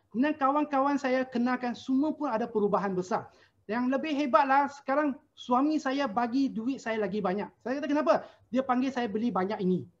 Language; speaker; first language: Malay; non-native, local second language; Chinese